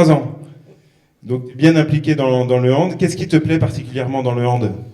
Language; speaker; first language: French; native; French